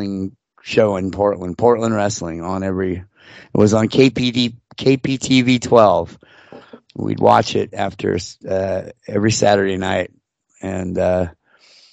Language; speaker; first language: English; native; English